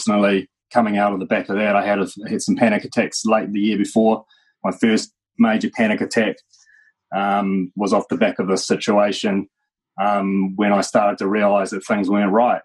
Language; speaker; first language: English; native; English